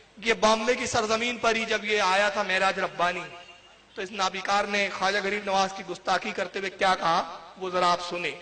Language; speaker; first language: Urdu; native; Urdu